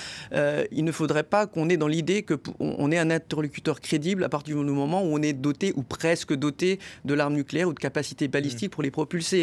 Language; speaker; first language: French; native; French